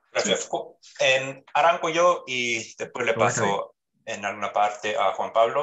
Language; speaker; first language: Spanish; non-native, fluent; Japanese